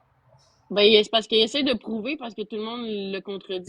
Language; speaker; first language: French; native; French